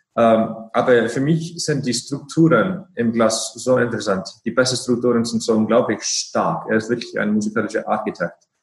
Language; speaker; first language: German; non-native, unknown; Icelandic